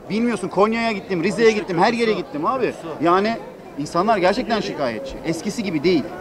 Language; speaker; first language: Turkish; native; Turkish